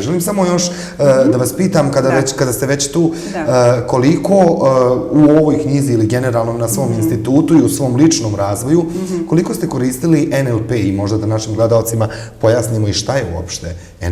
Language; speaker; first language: Bosnian; native; Bosnian